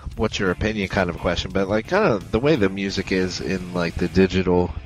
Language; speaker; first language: English; native; English